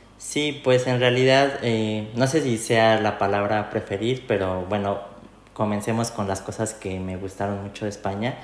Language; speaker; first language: Spanish; native; Spanish